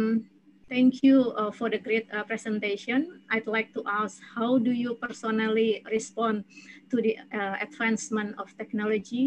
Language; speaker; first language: English; non-native, fluent; Indonesian